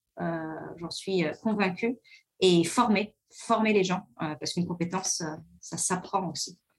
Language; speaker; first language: French; early bilingual, other home language; Arabic